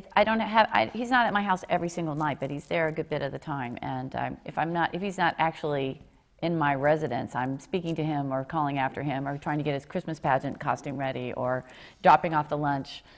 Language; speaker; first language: English; native; English